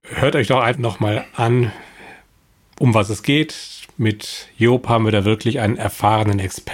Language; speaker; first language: German; native; German